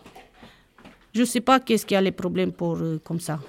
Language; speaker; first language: French; non-native, learner; Romanian